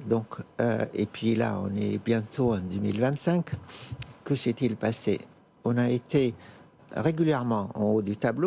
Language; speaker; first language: French; non-native, fluent; Arabic